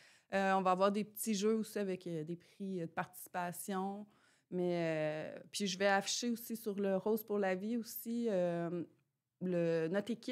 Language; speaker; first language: French; native; French